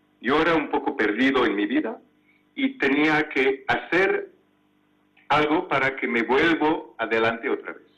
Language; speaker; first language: Spanish; non-native, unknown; French